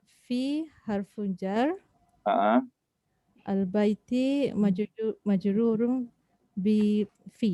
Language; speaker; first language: Arabic; non-native, learner; Malay